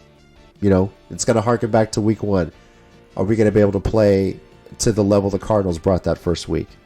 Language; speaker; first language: English; native; English